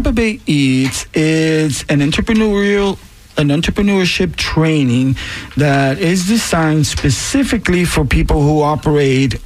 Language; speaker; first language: English; non-native, fluent; Spanish